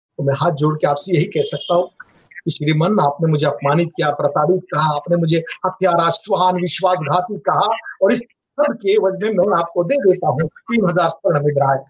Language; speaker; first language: Hindi; non-native, local second language; Marathi